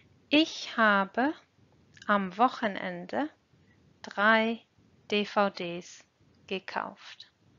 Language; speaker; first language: German; non-native, fluent; English